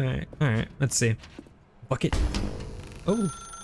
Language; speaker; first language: English; native; English